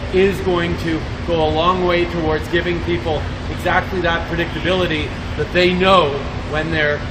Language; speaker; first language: English; early bilingual, other home language; French